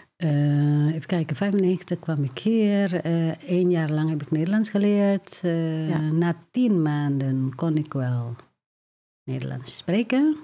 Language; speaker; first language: Dutch; non-native, fluent; Indonesian